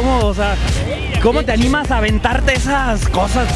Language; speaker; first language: Spanish; native; Spanish